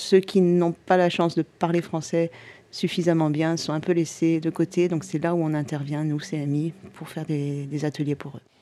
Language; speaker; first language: French; native; French